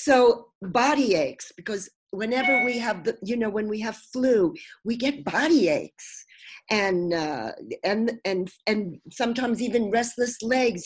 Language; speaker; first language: English; native; English